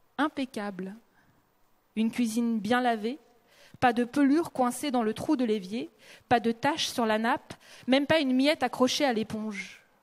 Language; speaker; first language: French; early bilingual, other home language; Russian